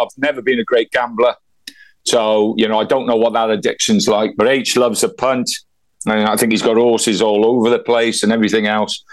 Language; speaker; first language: English; native; English